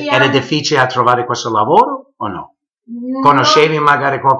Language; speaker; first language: Italian; early bilingual, heritage; English